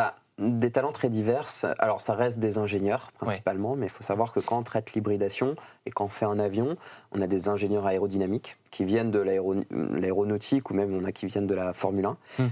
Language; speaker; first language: French; native; French